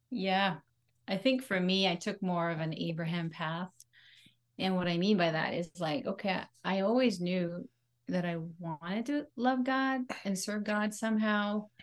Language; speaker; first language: English; non-native, local second language; Pampanga